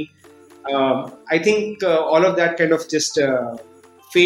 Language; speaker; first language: English; non-native, local second language; Hindi